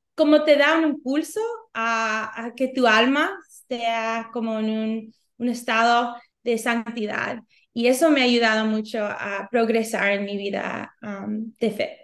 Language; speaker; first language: Spanish; early bilingual, heritage; Spanish